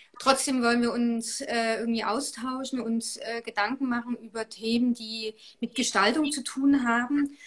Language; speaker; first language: German; native; German